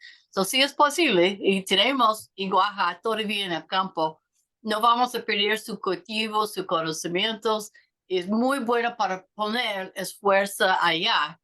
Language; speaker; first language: Spanish; non-native, learner; English